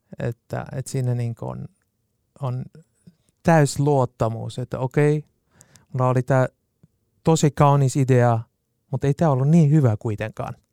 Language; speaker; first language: Finnish; non-native, fluent; Kurdish